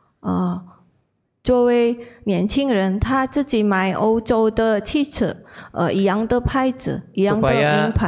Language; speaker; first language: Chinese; non-native, learner; Indonesian